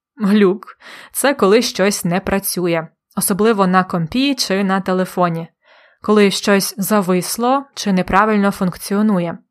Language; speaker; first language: Ukrainian; native; Ukrainian